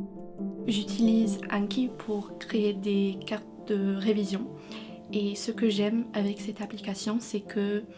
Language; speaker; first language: French; non-native, fluent; English